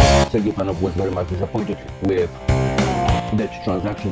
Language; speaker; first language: English; non-native, fluent; Polish